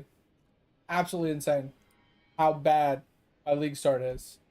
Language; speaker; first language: English; native; English